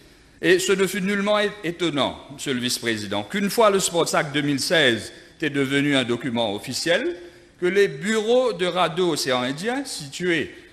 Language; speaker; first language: French; non-native, local second language; Morisyen